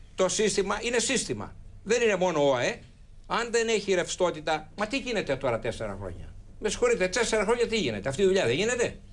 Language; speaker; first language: Greek; native; Greek